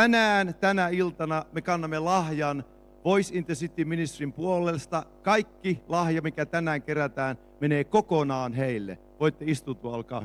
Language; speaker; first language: Finnish; native; Finnish